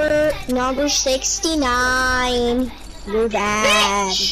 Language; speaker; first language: English; native; English